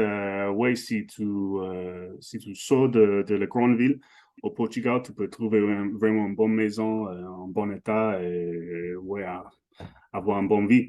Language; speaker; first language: French; non-native, fluent; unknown